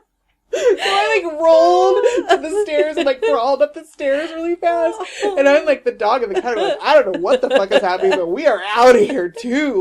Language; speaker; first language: English; native; English